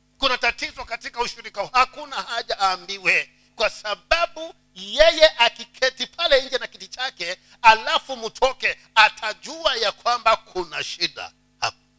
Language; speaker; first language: Swahili; native; Swahili